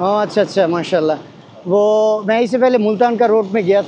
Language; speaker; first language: Hindi; non-native, learner; Bangla